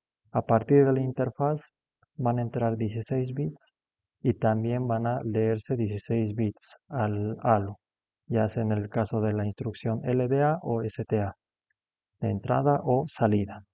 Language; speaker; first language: Spanish; native; Spanish